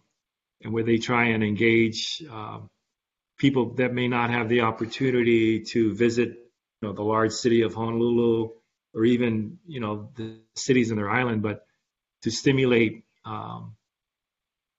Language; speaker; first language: English; native; English